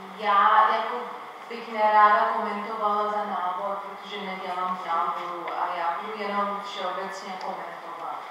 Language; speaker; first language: Czech; non-native, fluent; English